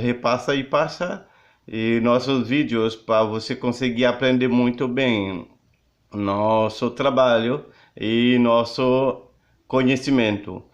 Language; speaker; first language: Portuguese; non-native, learner; Haitian Creole